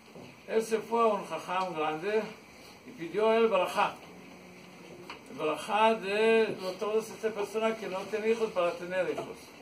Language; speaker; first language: Spanish; non-native, learner; Hebrew